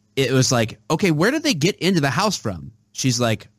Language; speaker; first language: English; native; English